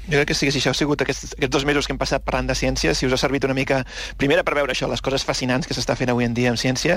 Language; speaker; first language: Catalan; native; Catalan